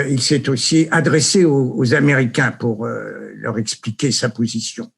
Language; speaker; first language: French; native; French